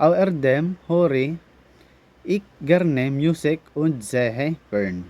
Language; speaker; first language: German; non-native, learner; Filipino